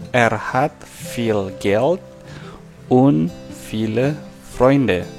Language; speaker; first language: German; non-native, learner; Indonesian